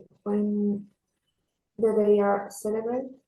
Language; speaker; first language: English; non-native, learner; Spanish